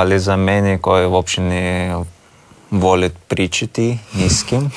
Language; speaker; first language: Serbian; non-native, learner; Russian